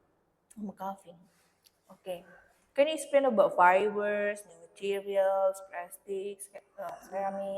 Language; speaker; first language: English; non-native, local second language; Indonesian